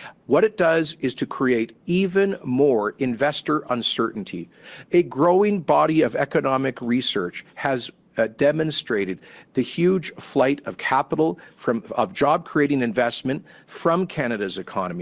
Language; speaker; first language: English; native; English